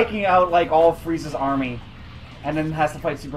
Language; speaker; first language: English; native; English